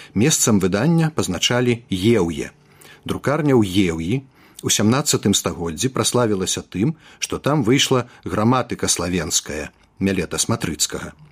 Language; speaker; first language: Belarusian; native; Belarusian